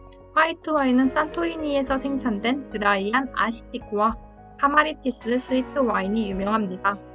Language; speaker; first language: Korean; native; Korean